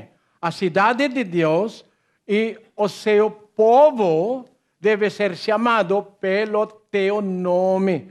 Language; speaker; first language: Portuguese; non-native, learner; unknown